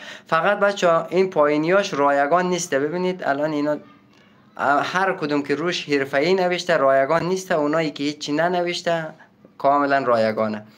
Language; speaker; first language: Persian; native; Persian